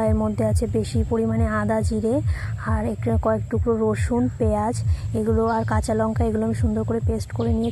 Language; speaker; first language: Bangla; native; Bangla